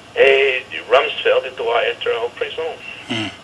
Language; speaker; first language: French; non-native, fluent; English